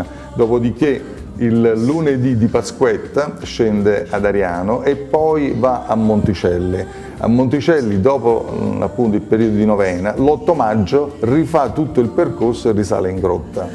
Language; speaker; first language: Italian; native; Italian